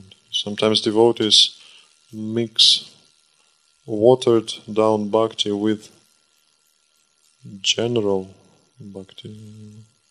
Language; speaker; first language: English; non-native, fluent; Russian